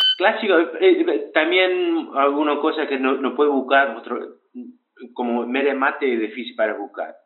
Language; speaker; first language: Spanish; early bilingual, heritage; English